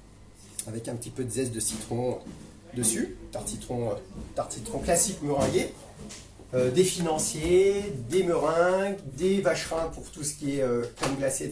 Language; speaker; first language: French; native; French